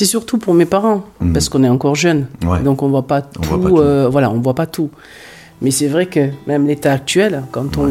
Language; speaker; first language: French; early bilingual, other home language; Hungarian